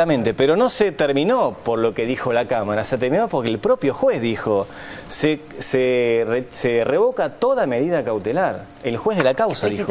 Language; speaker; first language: Spanish; native; Spanish